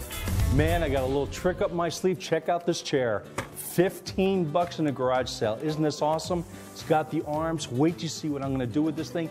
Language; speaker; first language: English; native; English